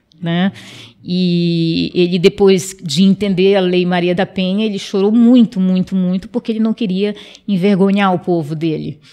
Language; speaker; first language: Portuguese; non-native, local second language; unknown